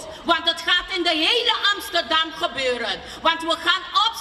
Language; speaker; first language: Dutch; non-native, fluent; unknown